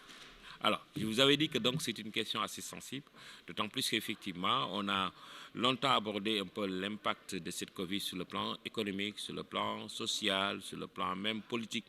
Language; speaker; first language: French; non-native, local second language; Wolof